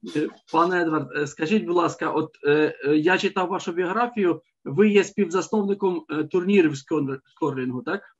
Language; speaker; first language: Ukrainian; native; Ukrainian